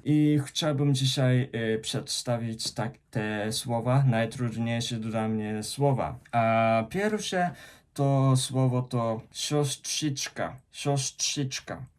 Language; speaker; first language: Polish; non-native, fluent; Japanese